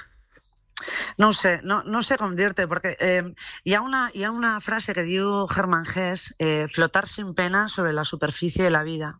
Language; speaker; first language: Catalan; non-native, local second language; Spanish